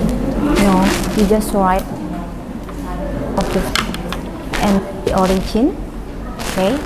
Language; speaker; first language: English; non-native, learner; Indonesian